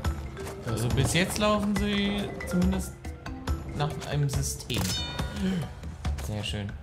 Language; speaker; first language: German; native; German